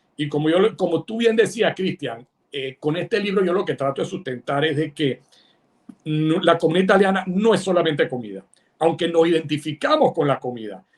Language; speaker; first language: Spanish; early bilingual, other home language; Italian